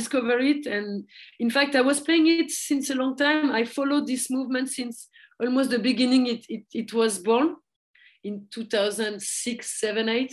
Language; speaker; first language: English; non-native, fluent; French